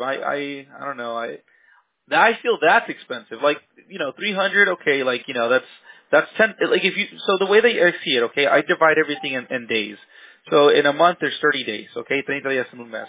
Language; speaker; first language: English; early bilingual, other home language; Spanish